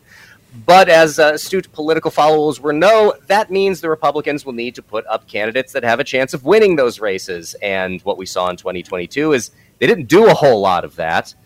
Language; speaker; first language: English; native; English